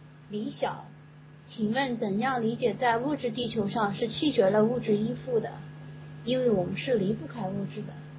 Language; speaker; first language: Chinese; native; Chinese